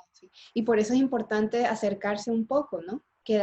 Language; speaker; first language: Spanish; native; Spanish